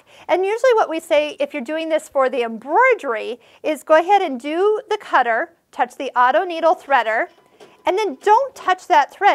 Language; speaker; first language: English; native; English